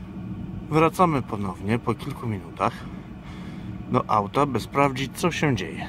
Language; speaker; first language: Polish; native; Polish